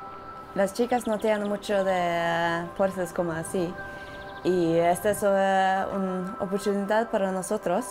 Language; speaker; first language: Spanish; non-native, learner; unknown